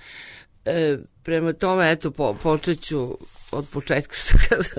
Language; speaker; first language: Serbian; native; Serbian